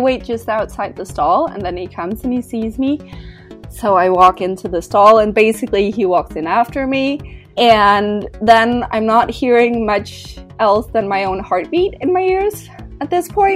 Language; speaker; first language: English; non-native, fluent; Danish